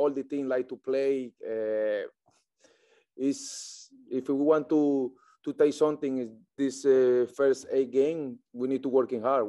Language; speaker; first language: English; non-native, learner; Spanish